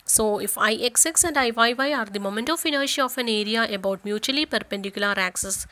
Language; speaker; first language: English; non-native, local second language; Malayalam